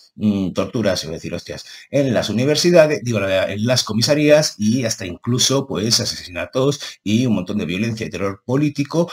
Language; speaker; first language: Spanish; native; Spanish